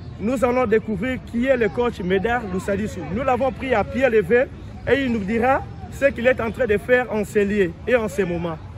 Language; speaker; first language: French; non-native, local second language; Lingala